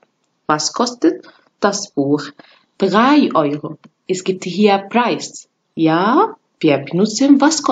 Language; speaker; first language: German; non-native, fluent; Arabic